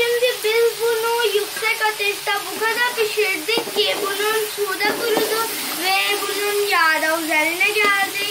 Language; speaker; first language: Turkish; non-native, fluent; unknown